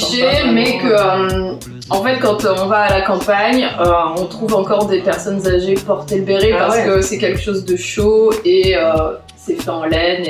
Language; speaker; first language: French; native; French